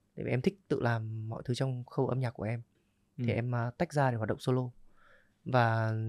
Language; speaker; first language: Vietnamese; native; Vietnamese